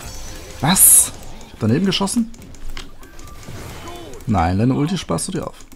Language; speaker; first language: German; native; German